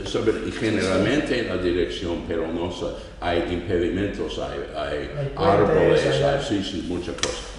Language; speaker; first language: Spanish; non-native, fluent; English